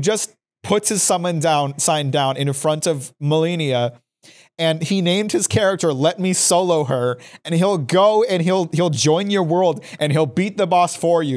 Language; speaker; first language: English; native; English